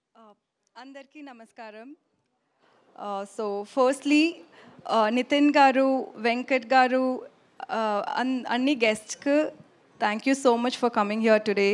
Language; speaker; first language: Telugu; non-native, learner; Tamil